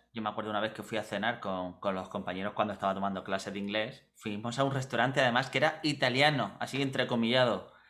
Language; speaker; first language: Spanish; native; Spanish